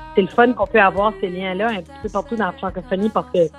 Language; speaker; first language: French; native; French